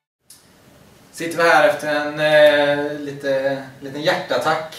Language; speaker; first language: Swedish; native; Swedish